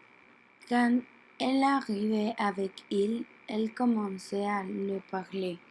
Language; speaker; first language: French; non-native, learner; Spanish